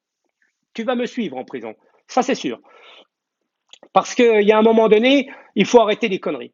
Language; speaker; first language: French; native; French